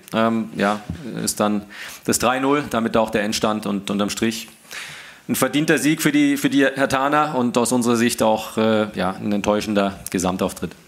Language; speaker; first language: German; native; German